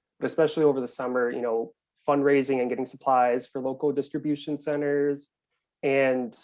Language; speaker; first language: English; native; English